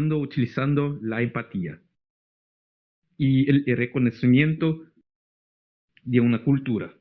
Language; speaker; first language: Spanish; non-native, fluent; Portuguese